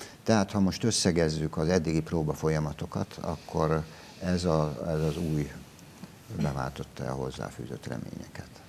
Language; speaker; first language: Hungarian; native; Hungarian